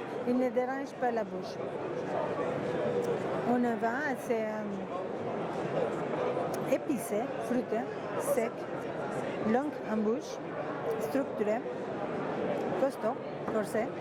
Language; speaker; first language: French; non-native, fluent; Spanish